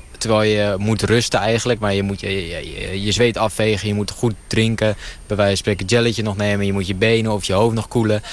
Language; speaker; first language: Dutch; native; Dutch